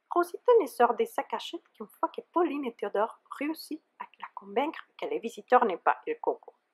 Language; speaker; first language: French; non-native, fluent; Spanish